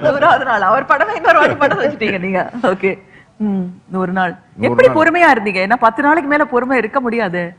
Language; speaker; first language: Tamil; native; Tamil